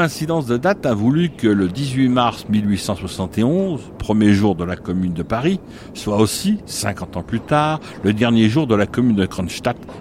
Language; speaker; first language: French; native; French